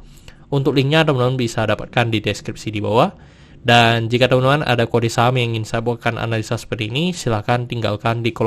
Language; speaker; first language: Indonesian; native; Indonesian